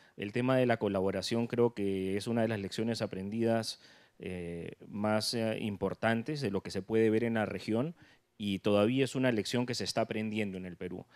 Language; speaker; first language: Spanish; native; Spanish